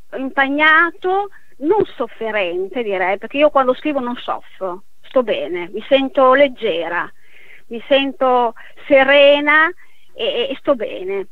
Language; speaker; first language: Italian; native; Italian